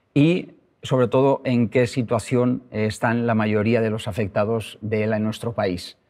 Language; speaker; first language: Spanish; native; Spanish